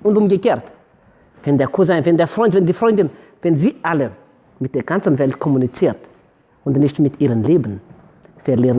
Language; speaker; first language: German; non-native, fluent; Malagasy